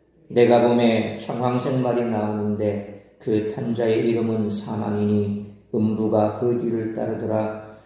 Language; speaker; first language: Korean; native; Korean